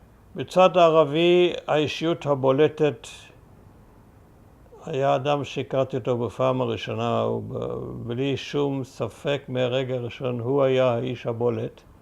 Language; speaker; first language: Hebrew; early bilingual, other home language; German